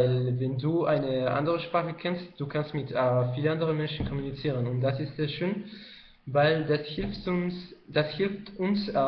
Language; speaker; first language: German; non-native, learner; Spanish